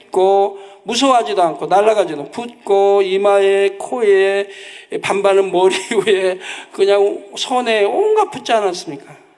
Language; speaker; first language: Korean; native; Korean